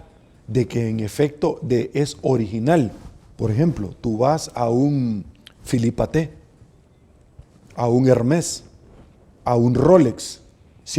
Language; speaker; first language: Spanish; native; Spanish